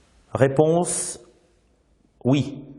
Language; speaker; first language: French; native; French